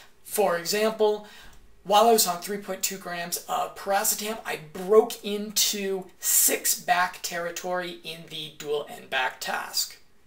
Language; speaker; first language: English; native; English